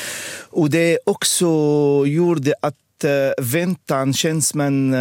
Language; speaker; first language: Swedish; non-native, fluent; Arabic